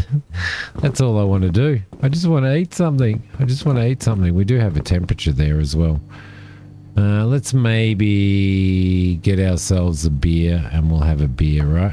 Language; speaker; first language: English; native; English